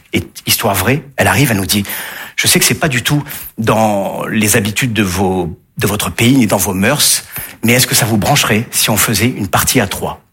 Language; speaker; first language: French; native; French